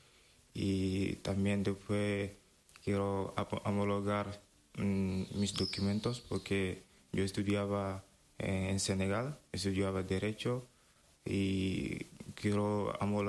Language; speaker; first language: Spanish; non-native, fluent; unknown